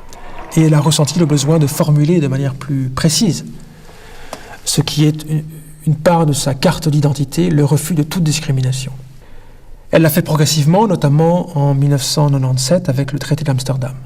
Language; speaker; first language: French; native; French